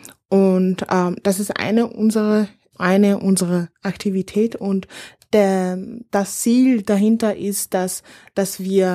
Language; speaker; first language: German; non-native, fluent; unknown